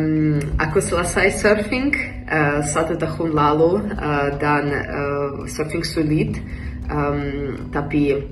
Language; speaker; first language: Indonesian; non-native, learner; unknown